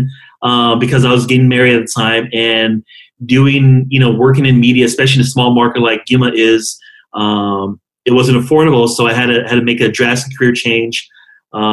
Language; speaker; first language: English; native; English